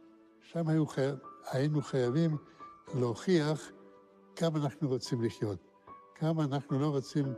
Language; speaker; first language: Hebrew; non-native, fluent; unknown